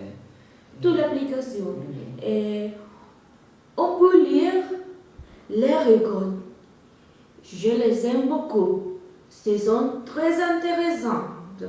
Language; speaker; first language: French; non-native, learner; Spanish